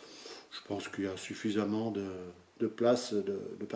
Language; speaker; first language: French; native; French